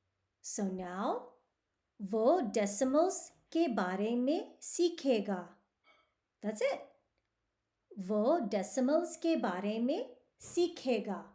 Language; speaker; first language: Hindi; early bilingual, heritage; Hindi